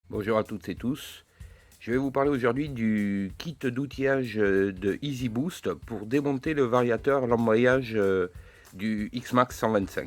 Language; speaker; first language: French; native; French